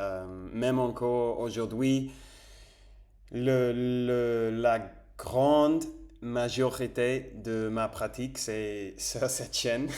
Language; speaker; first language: French; non-native, fluent; Spanish